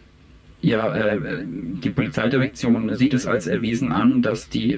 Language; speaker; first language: German; native; German